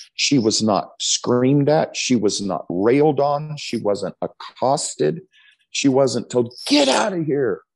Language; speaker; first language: English; native; English